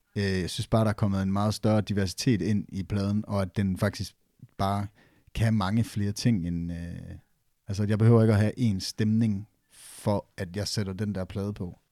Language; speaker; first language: Danish; native; Danish